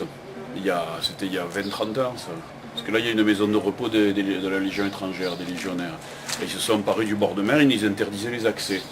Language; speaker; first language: French; native; French